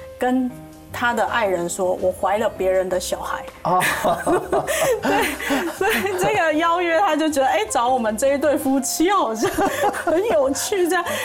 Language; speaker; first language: Chinese; native; Chinese